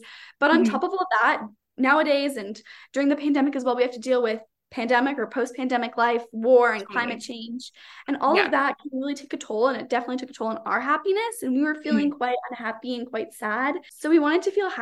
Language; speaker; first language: English; native; English